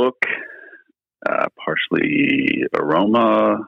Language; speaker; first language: English; native; English